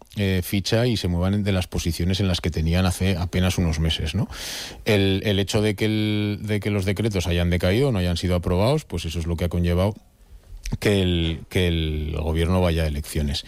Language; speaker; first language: Spanish; native; Spanish